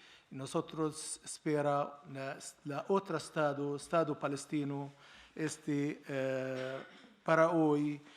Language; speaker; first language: Spanish; non-native, learner; Arabic